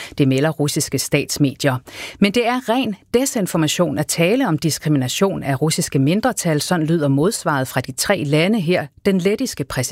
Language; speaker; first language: Danish; native; Danish